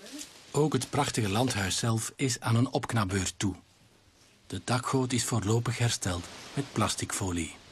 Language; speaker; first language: Dutch; native; Dutch